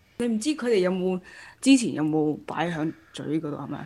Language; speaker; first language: Cantonese; early bilingual, heritage; Cantonese